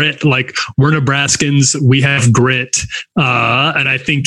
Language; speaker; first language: English; native; English